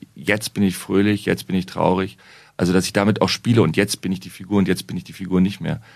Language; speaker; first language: German; native; German